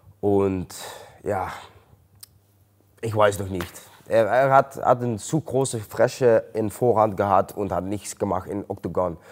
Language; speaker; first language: German; non-native, learner; Dutch